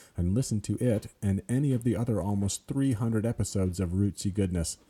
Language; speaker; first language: English; native; English